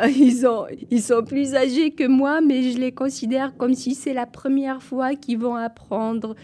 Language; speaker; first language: French; non-native, local second language; Kabyle